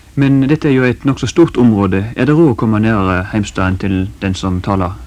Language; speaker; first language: Norwegian; native; Norwegian